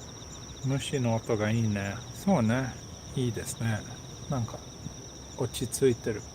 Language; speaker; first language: Japanese; non-native, learner; Swedish